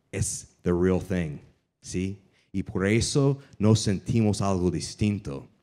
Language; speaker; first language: Spanish; non-native, learner; English